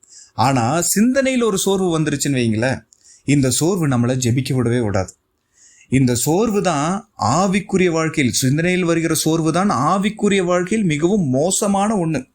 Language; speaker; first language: Tamil; native; Tamil